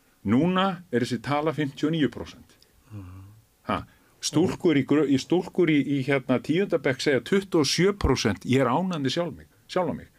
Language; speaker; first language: Icelandic; native; Icelandic